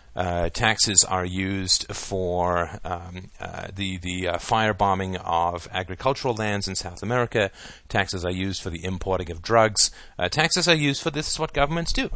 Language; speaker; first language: English; native; English